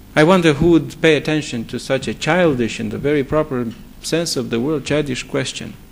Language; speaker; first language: English; non-native, fluent; Romanian